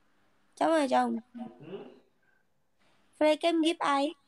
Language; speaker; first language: Vietnamese; non-native, learner; Indonesian